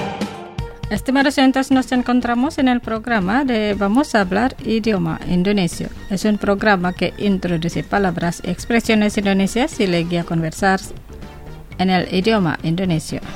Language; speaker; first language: Spanish; non-native, fluent; Indonesian